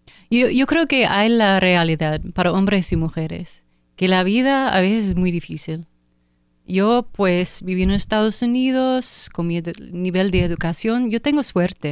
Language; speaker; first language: Spanish; non-native, fluent; English